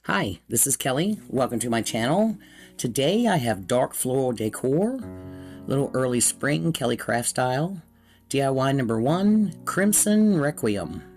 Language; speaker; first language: English; native; English